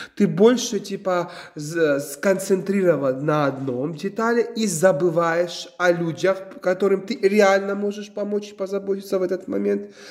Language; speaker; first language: Russian; non-native, local second language; Georgian